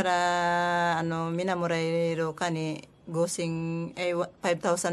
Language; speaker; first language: Japanese; non-native, learner; Filipino